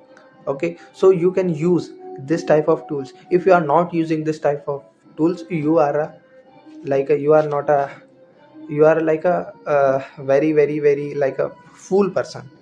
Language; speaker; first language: English; non-native, learner; Hindi